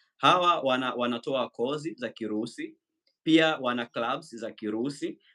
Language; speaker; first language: Swahili; native; Swahili